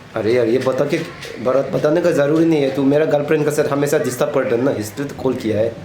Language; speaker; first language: Hindi; non-native, local second language; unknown